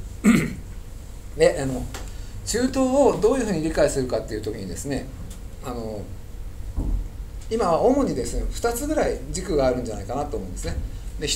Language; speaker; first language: Japanese; native; Japanese